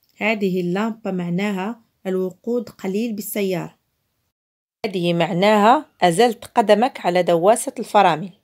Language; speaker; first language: Arabic; non-native, local second language; Central Kurdish